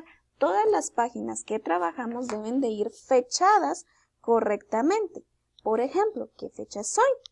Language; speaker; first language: Spanish; native; Spanish